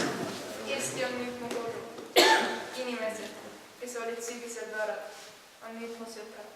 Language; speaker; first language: Estonian; non-native, learner; German